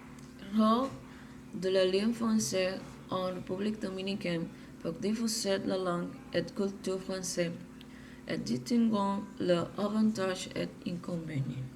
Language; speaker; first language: French; non-native, learner; Spanish